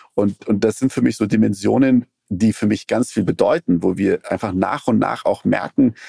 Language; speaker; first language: German; early bilingual, other home language; Persian